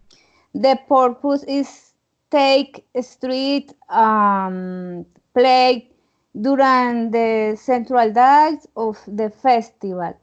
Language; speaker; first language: English; non-native, learner; Spanish